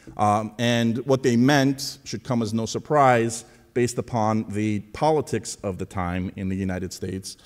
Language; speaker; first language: English; early bilingual, other home language; Greek